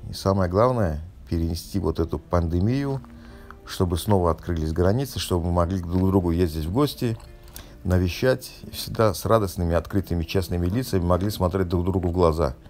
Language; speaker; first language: Russian; non-native, local second language; Tajik